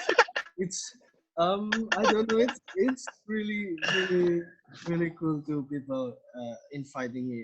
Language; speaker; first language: English; non-native, learner; Indonesian